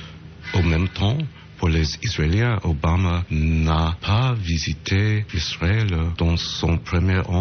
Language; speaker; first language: French; non-native, fluent; English